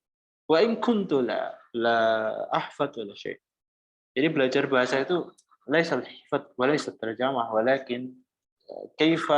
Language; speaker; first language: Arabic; non-native, fluent; Indonesian